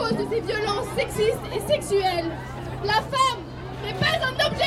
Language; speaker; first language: French; native; French